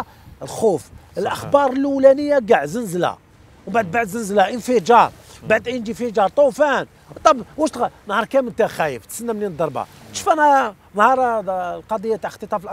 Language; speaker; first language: Arabic; native; Arabic